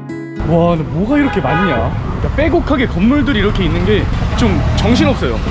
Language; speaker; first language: Korean; native; Korean